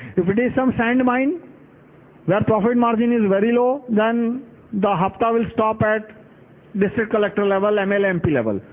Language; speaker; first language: English; non-native, local second language; Gujarati